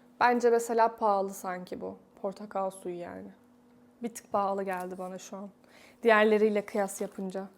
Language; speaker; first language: Turkish; native; Turkish